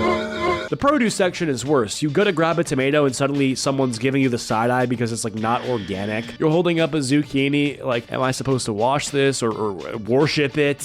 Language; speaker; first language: English; native; English